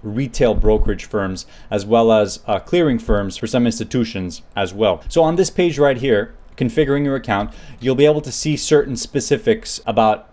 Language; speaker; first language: English; native; English